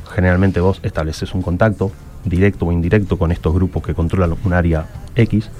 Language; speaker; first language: Spanish; native; Spanish